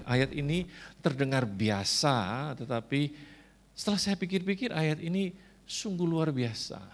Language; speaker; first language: Indonesian; native; Indonesian